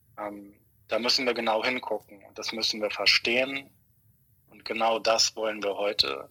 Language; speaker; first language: German; native; German